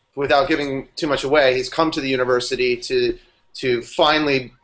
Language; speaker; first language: English; native; English